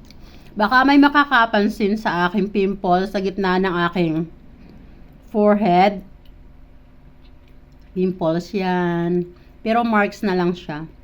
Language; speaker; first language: Filipino; native; Filipino